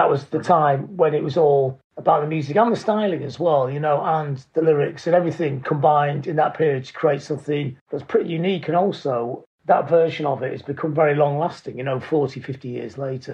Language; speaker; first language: English; native; English